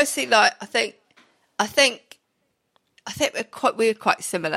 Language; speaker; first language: English; native; English